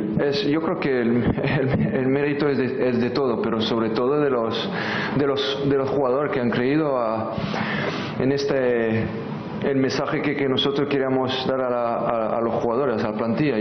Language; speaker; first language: Spanish; non-native, fluent; French